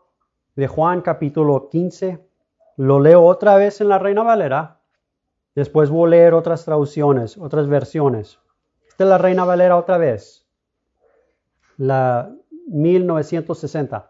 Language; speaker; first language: Spanish; early bilingual, heritage; Spanish